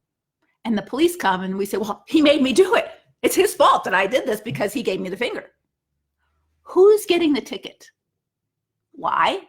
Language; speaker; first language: English; native; English